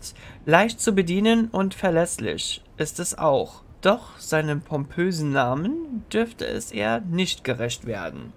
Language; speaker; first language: German; native; German